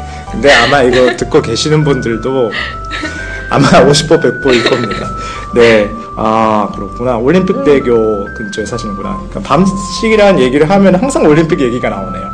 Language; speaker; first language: Korean; non-native, fluent; Japanese